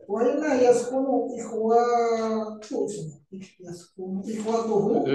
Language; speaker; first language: Arabic; non-native, learner; Indonesian